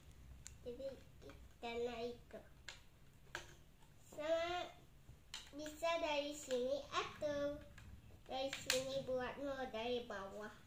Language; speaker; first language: Indonesian; early bilingual, heritage; English